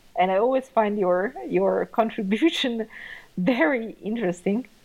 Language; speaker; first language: English; non-native, fluent; Italian